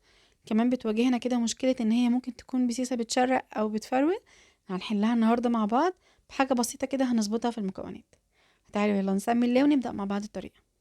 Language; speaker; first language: Arabic; native; Arabic